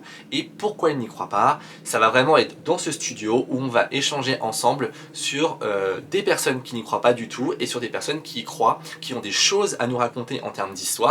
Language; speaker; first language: French; native; French